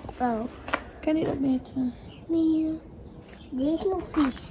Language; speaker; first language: Dutch; non-native, learner; Thai